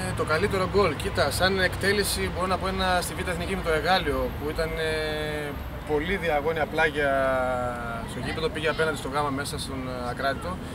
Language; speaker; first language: Greek; early bilingual, heritage; Greek